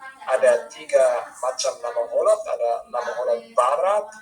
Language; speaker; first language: Indonesian; non-native, fluent; English